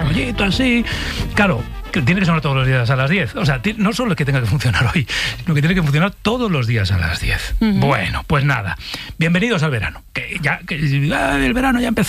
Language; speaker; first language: Spanish; native; Spanish